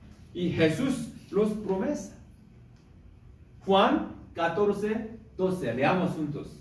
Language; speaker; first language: Spanish; non-native, learner; Korean